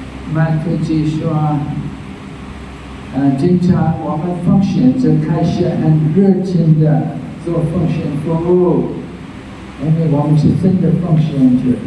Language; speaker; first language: Chinese; non-native, fluent; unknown